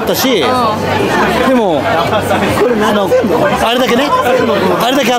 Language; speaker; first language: Japanese; native; Japanese